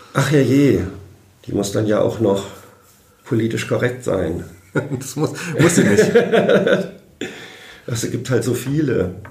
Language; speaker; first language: German; native; German